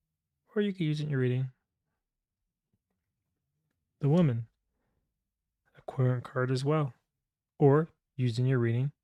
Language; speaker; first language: English; native; English